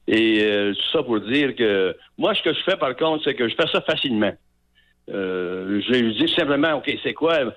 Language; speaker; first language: French; native; French